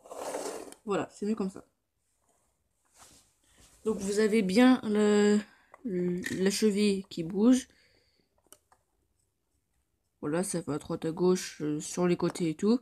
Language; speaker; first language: French; native; French